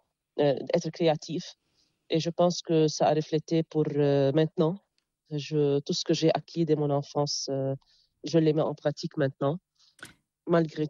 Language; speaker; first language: French; non-native, local second language; Arabic